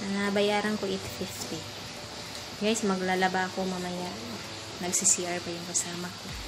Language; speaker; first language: Filipino; non-native, local second language; Cebuano